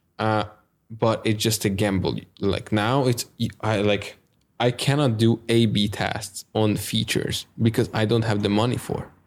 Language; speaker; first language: English; non-native, fluent; Hungarian